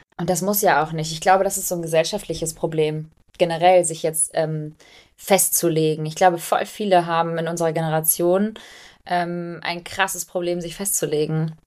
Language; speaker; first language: German; early bilingual, other home language; Albanian